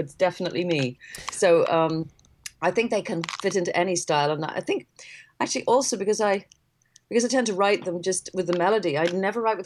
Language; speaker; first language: English; native; English